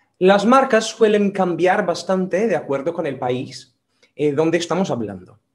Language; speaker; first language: Spanish; non-native, fluent; Portuguese